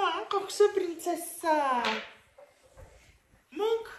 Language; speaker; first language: Swedish; non-native, learner; Mongolian